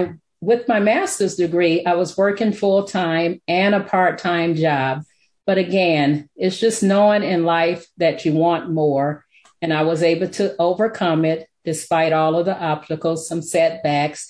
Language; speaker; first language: English; native; English